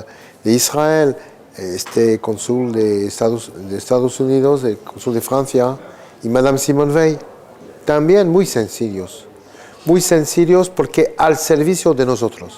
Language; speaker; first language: Spanish; early bilingual, heritage; Spanish